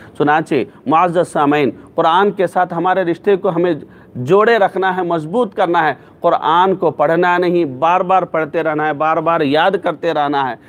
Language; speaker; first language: Urdu; native; Urdu